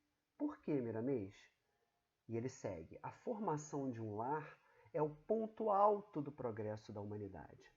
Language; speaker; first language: Portuguese; native; Portuguese